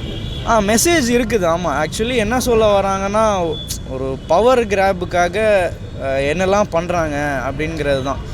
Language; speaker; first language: Tamil; native; Tamil